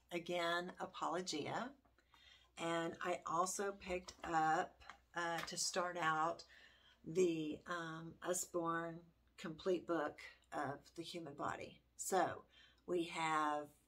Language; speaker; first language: English; native; English